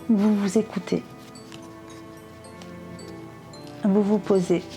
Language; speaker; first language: French; native; French